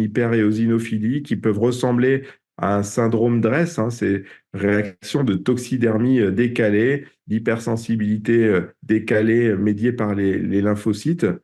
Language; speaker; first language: French; native; French